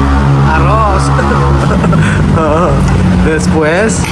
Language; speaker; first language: Spanish; non-native, learner; Filipino